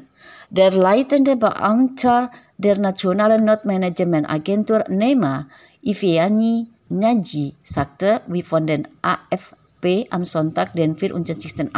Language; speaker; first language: German; non-native, fluent; Indonesian